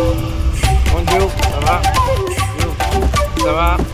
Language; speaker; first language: French; non-native, learner; Spanish